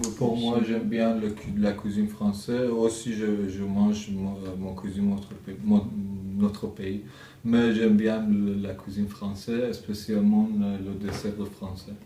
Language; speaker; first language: French; non-native, learner; Persian